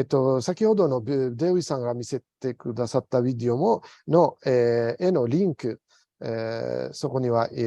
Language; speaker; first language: Japanese; non-native, fluent; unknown